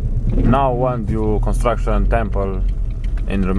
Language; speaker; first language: English; non-native, learner; Romanian